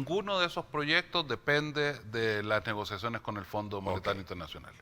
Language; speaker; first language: Spanish; native; Spanish